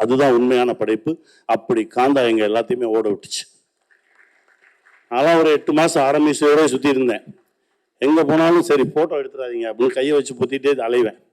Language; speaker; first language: Tamil; native; Tamil